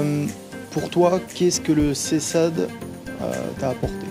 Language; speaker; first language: French; native; French